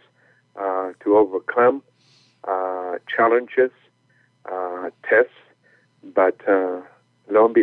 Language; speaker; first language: English; early bilingual, other home language; Spanish